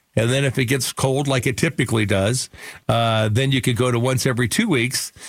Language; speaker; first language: English; native; English